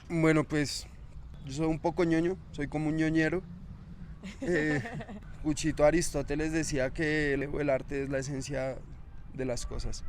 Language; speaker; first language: Spanish; native; Spanish